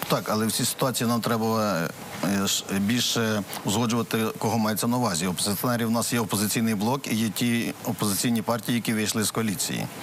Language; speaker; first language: Ukrainian; native; Ukrainian